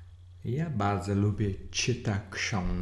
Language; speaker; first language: Polish; non-native, learner; English